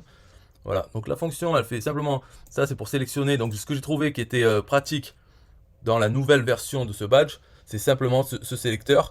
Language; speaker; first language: French; native; French